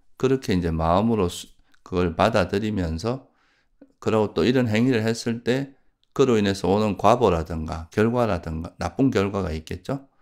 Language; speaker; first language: Korean; native; Korean